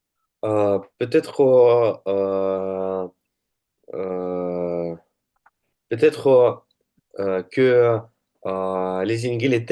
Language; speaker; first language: French; non-native, learner; Russian